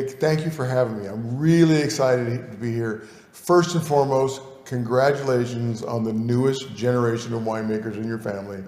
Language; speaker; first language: English; native; English